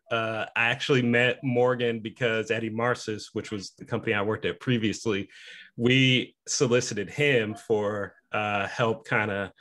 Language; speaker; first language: English; native; English